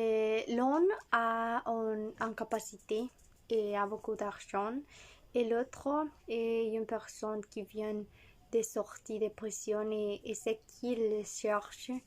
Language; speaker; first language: French; non-native, learner; Spanish